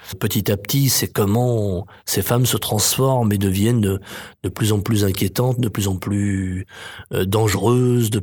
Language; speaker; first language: French; native; French